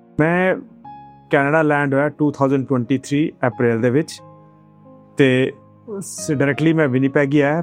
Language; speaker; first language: Punjabi; non-native, local second language; Hindi